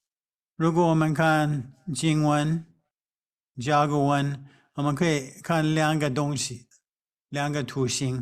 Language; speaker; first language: Chinese; non-native, fluent; English